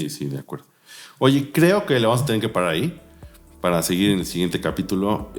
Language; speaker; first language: Spanish; native; Spanish